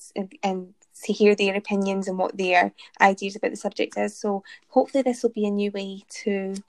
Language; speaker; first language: English; native; English